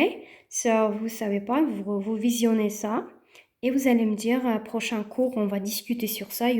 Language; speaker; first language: French; native; French